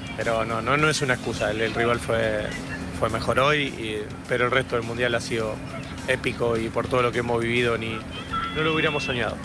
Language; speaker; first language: Spanish; native; Spanish